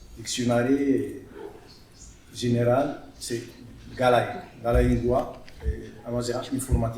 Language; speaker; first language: Catalan; non-native, fluent; Berber languages